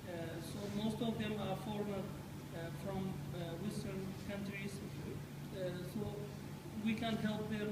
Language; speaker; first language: English; non-native, learner; Kurdish